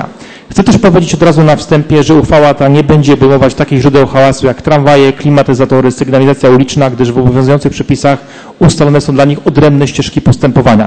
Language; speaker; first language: Polish; native; Polish